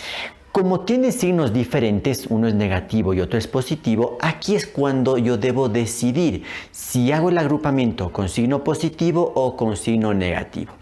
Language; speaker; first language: Spanish; native; Spanish